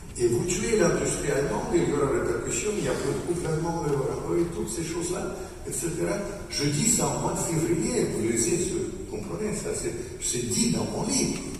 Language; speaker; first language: French; non-native, fluent; Russian